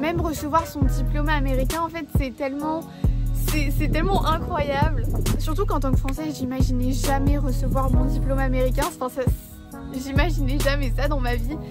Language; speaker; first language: French; native; French